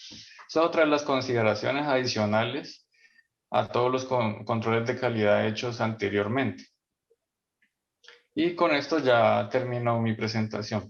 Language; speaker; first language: Spanish; native; Spanish